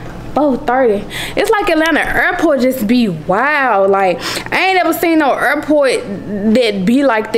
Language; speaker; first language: English; native; English